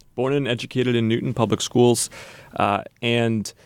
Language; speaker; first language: English; native; English